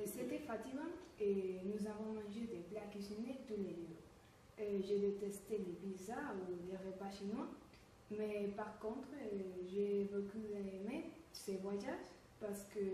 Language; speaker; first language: French; non-native, learner; Spanish